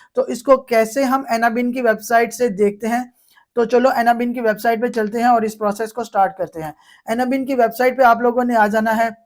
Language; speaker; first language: Urdu; non-native, local second language; Punjabi